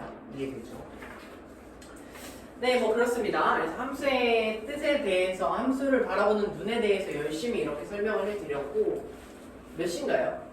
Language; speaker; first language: Korean; native; Korean